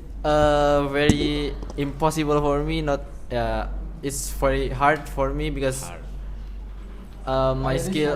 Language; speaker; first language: English; non-native, learner; Indonesian